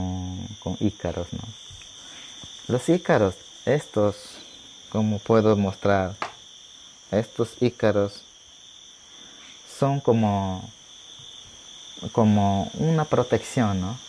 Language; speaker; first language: Spanish; non-native, local second language; Shipibo-Conibo